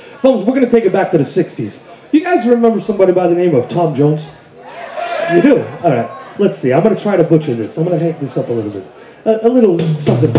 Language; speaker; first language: English; early bilingual, other home language; Portuguese